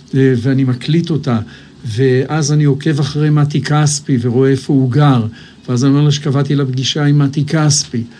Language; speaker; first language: Hebrew; native; Hebrew